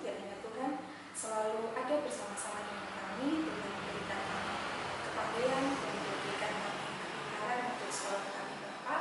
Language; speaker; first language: Indonesian; native; Indonesian